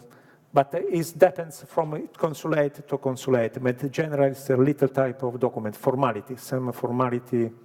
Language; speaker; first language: English; non-native, learner; Italian